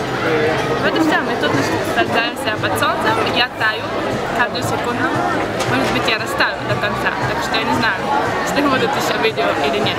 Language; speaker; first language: Russian; early bilingual, heritage; Russian